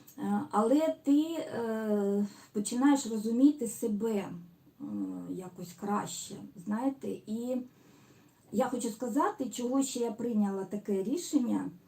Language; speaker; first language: Ukrainian; non-native, local second language; Russian